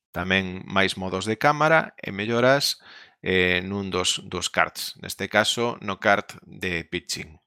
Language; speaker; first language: Galician; non-native, local second language; Spanish